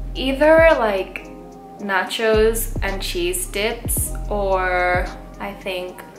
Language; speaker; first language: English; early bilingual, heritage; English